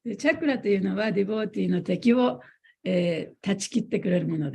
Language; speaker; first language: Japanese; native; Japanese